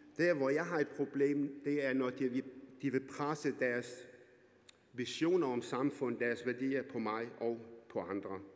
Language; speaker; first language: Danish; early bilingual, other home language; Arabic